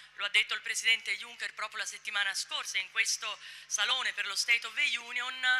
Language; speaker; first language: Italian; native; Italian